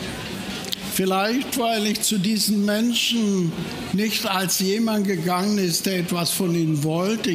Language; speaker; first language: German; native; German